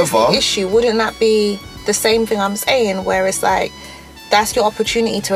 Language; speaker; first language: English; native; English